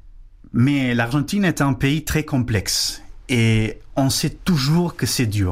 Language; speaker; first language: French; non-native, fluent; Spanish